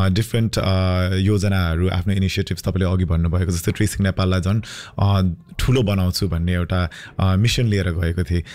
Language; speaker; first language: Nepali; early bilingual, heritage; Nepali